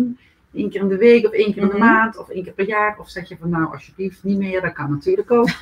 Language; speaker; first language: Dutch; native; Dutch